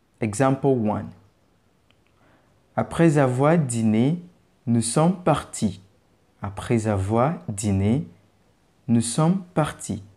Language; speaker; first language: French; non-native, fluent; English